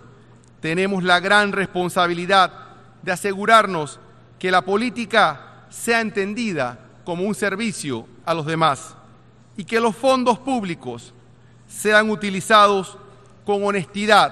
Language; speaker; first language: Spanish; native; Spanish